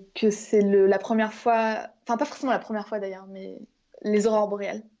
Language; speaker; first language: French; native; French